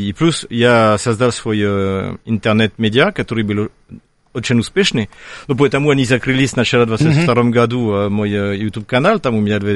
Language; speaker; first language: Russian; non-native, fluent; French